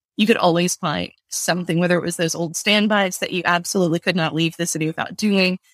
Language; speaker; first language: English; native; English